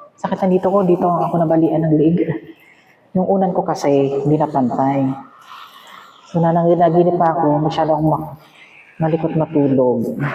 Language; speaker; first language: Filipino; non-native, local second language; Masbatenyo